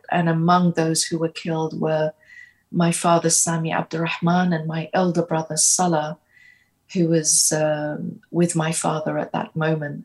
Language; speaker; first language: English; native; English